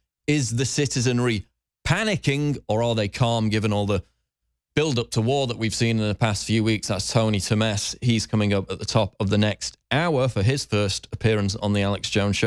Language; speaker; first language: English; native; English